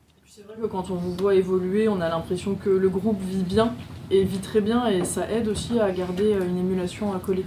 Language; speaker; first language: French; native; French